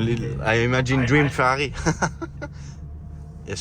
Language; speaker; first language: English; non-native, learner; French